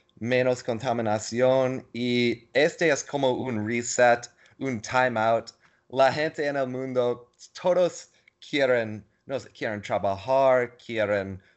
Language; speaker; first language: Spanish; non-native, learner; English